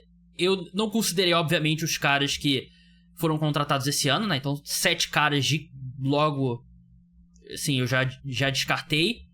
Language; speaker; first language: Portuguese; native; Portuguese